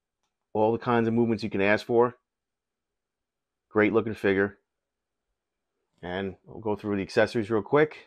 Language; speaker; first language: English; native; English